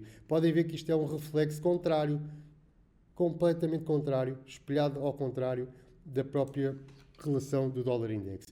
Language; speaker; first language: Portuguese; native; Portuguese